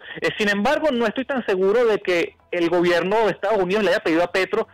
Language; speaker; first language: Spanish; native; Spanish